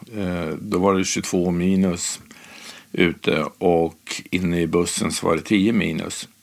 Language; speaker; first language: Swedish; native; Swedish